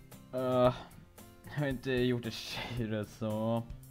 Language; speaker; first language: Swedish; native; Swedish